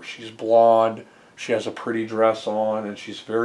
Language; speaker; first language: English; native; English